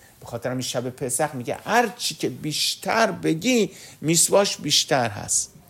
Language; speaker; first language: Persian; early bilingual, heritage; Persian